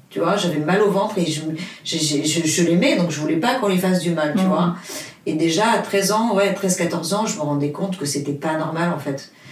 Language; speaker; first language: French; non-native, fluent; Portuguese